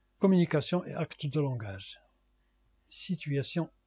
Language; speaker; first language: French; non-native, local second language; Arabic